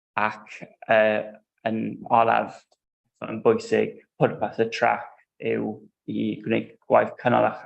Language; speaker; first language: Welsh; non-native, local second language; English